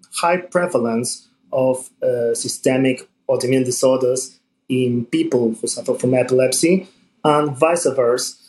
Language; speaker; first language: English; non-native, fluent; Spanish